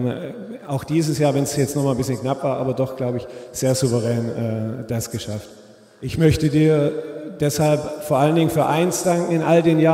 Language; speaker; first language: German; native; German